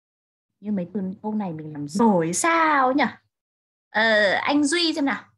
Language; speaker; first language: Vietnamese; native; Vietnamese